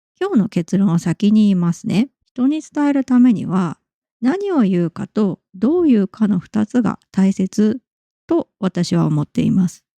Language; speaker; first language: Japanese; native; Japanese